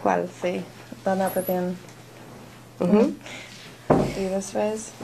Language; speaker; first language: Spanish; non-native, learner; English